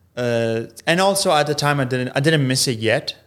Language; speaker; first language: English; non-native, fluent; Italian